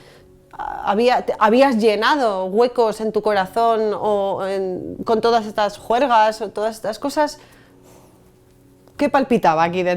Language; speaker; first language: Spanish; native; Spanish